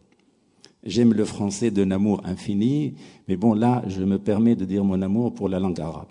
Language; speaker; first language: French; non-native, local second language; Arabic